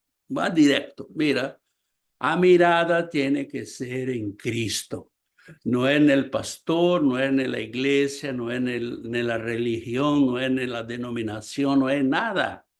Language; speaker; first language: Spanish; non-native, fluent; Portuguese